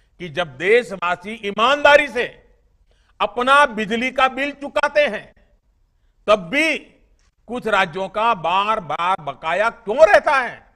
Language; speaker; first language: Hindi; non-native, local second language; Gujarati